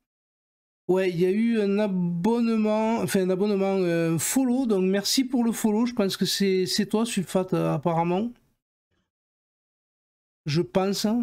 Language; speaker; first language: French; native; French